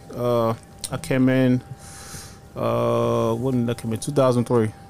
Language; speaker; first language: English; early bilingual, other home language; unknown